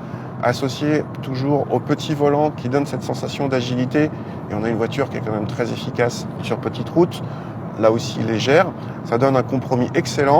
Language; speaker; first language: French; native; French